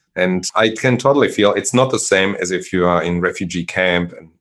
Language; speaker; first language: English; non-native, fluent; German